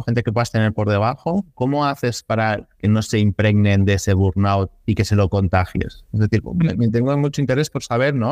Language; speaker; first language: Spanish; native; Spanish